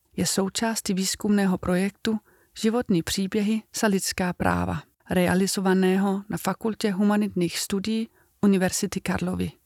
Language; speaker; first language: Czech; non-native, fluent; Norwegian